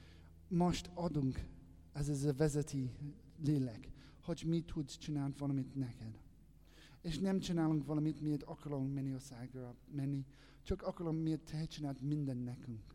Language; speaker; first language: Hungarian; non-native, learner; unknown